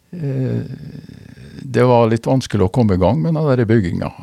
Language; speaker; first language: Norwegian; native; Norwegian